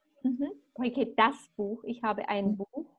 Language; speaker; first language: German; non-native, fluent; Spanish